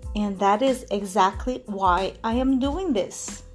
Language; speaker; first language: English; native; English